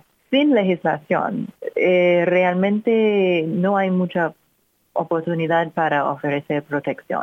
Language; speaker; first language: Spanish; non-native, fluent; English